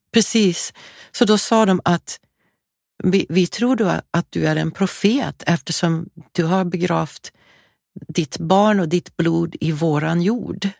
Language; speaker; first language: Swedish; non-native, fluent; English